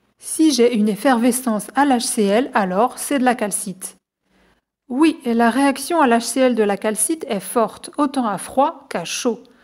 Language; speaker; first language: French; native; French